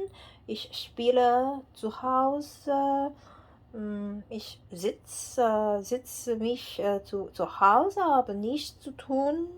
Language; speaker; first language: German; non-native, learner; English